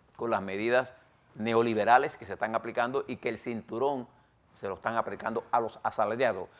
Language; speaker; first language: Spanish; native; Spanish